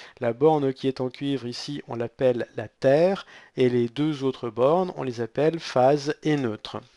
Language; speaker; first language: French; native; French